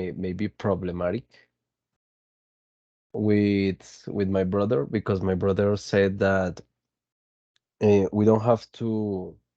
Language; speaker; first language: English; non-native, fluent; Spanish